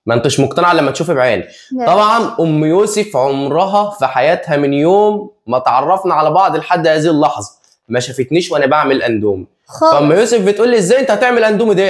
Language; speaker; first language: Arabic; native; Arabic